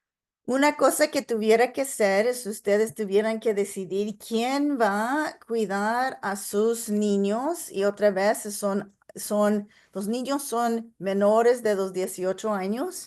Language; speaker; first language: Spanish; non-native, local second language; English